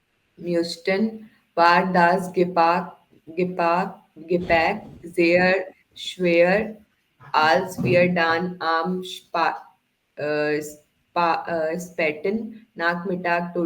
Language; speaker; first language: German; non-native, learner; Hindi